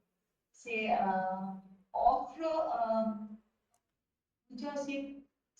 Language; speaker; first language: French; non-native, learner; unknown